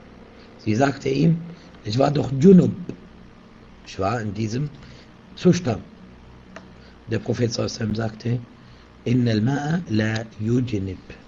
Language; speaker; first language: German; non-native, fluent; Arabic